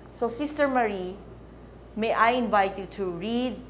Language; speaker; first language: English; non-native, local second language; Filipino